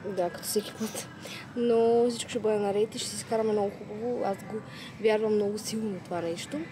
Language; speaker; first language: Bulgarian; native; Bulgarian